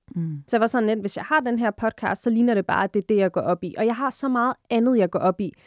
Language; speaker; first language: Danish; early bilingual, other home language; Arabic